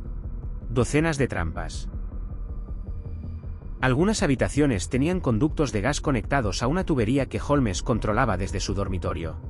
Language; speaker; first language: Spanish; native; Spanish